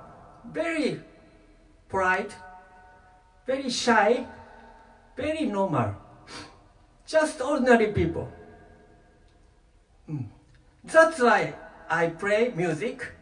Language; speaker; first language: English; non-native, learner; Japanese